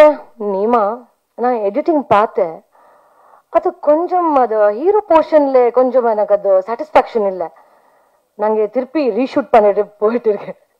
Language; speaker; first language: Tamil; non-native, learner; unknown